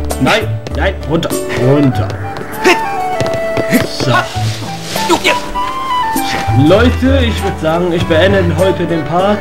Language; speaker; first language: German; native; German